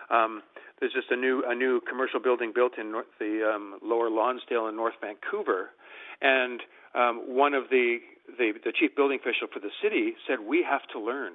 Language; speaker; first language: English; native; English